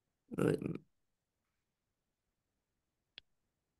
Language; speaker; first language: French; non-native, learner; Romanian